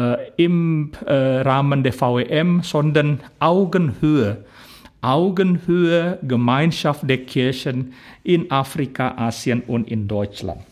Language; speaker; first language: German; non-native, fluent; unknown